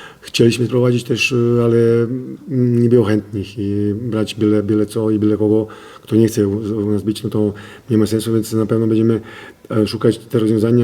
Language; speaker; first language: Polish; non-native, fluent; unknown